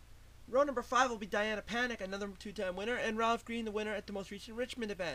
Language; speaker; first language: English; native; English